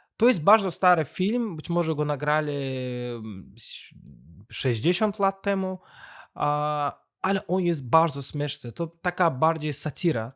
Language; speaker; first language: Polish; non-native, fluent; Azerbaijani